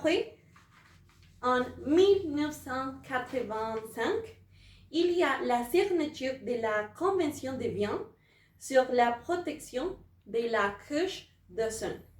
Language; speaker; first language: French; non-native, learner; Spanish